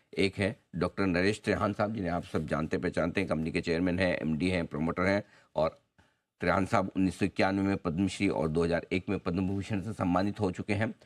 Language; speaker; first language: Hindi; native; Hindi